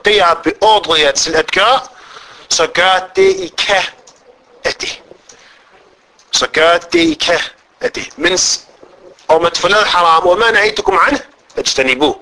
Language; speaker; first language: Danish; non-native, fluent; Arabic